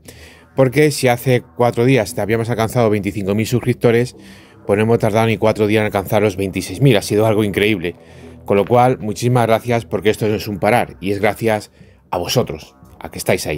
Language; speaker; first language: Spanish; native; Spanish